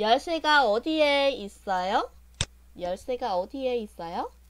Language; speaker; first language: Korean; non-native, learner; Vietnamese